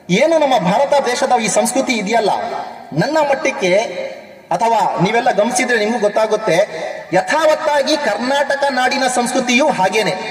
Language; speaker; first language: Kannada; non-native, local second language; Urdu